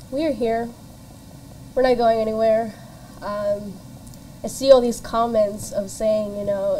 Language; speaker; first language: English; native; English